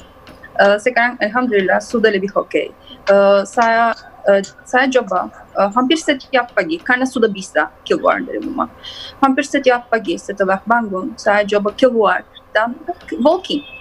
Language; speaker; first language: Indonesian; non-native, learner; Turkish